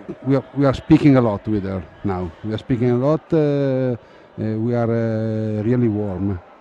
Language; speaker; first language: English; non-native, fluent; Italian